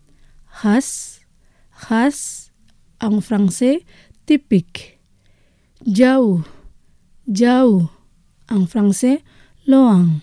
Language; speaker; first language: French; non-native, fluent; Indonesian